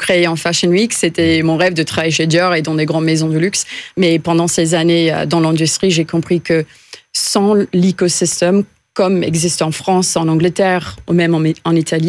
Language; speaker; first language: French; non-native, fluent; English